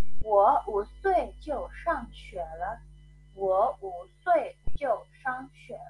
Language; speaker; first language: Chinese; non-native, fluent; Indonesian